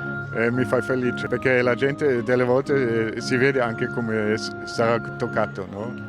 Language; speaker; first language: Italian; non-native, learner; German